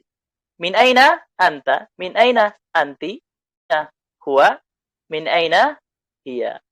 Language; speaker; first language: Arabic; non-native, fluent; Indonesian